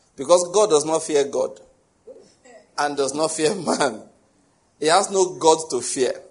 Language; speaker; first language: English; non-native, local second language; Yoruba